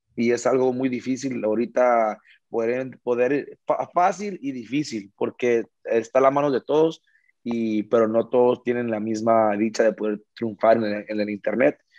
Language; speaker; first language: Spanish; early bilingual, heritage; Spanish